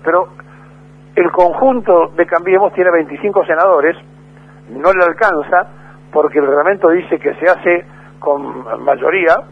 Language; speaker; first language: Spanish; native; Spanish